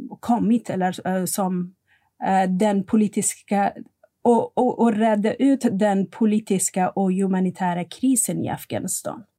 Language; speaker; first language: Swedish; non-native, fluent; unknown